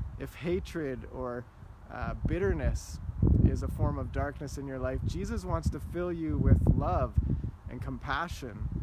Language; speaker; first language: English; native; English